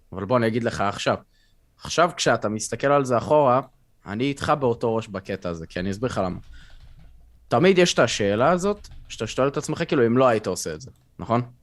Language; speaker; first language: Hebrew; native; Hebrew